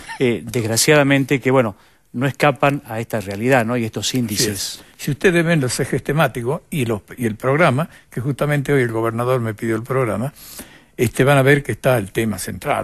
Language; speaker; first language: Spanish; native; Spanish